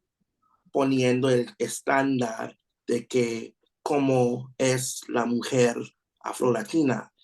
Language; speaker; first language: Spanish; non-native, learner; English